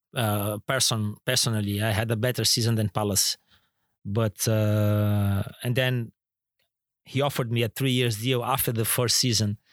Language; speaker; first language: English; non-native, fluent; Portuguese